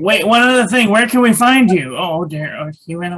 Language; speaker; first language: English; native; English